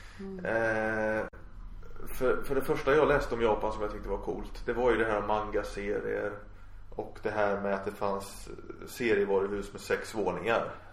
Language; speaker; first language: Swedish; native; Swedish